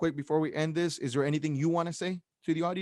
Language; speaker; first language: English; native; English